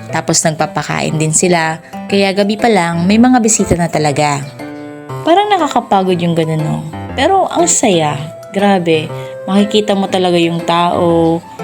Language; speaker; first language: Filipino; non-native, local second language; Bikol